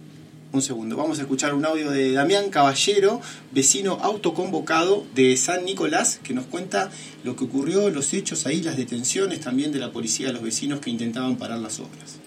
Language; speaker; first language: Spanish; native; Spanish